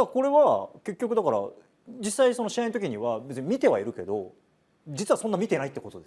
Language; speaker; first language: Japanese; native; Japanese